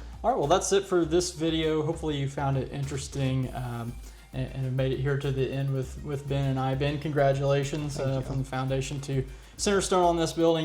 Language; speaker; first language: English; native; English